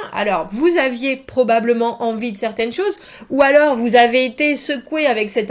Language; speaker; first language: French; native; French